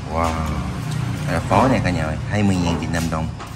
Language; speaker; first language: Vietnamese; non-native, learner; Korean